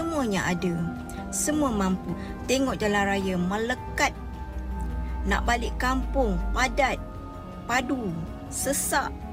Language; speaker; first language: Malay; native; Malay